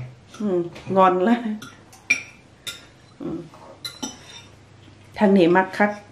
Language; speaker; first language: Thai; native; Thai